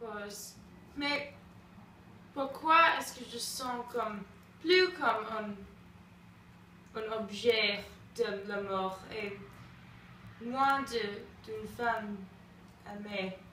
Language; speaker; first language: French; non-native, learner; English